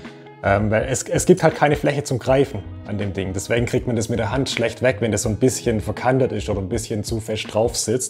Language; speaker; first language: German; native; German